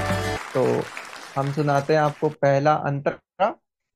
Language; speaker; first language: Hindi; native; Hindi